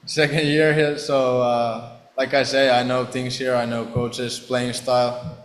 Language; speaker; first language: English; non-native, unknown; Finnish